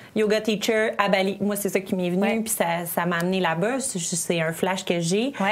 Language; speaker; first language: French; native; French